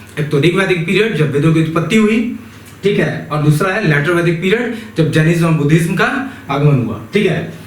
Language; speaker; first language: Hindi; native; Hindi